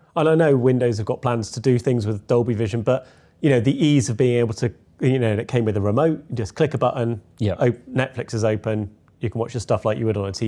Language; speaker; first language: English; native; English